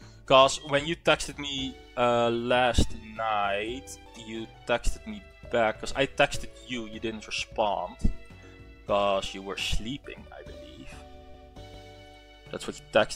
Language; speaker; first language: English; early bilingual, other home language; Dutch